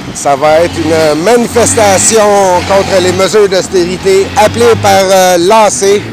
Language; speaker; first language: French; native; French